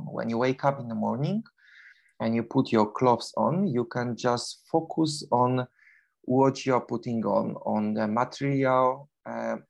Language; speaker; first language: English; non-native, fluent; Polish